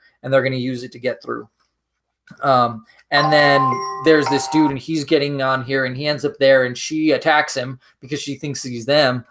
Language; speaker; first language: English; native; English